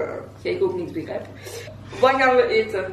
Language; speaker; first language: Dutch; non-native, local second language; French